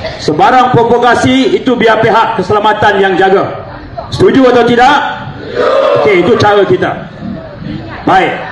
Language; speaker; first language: Malay; native; Malay